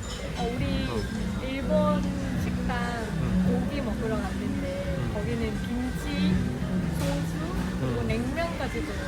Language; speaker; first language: Korean; non-native, fluent; Vietnamese